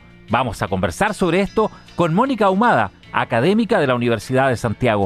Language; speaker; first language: Spanish; native; Spanish